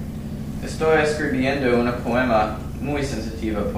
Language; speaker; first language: Spanish; non-native, learner; English